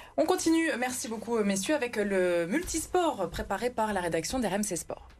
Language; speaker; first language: French; native; French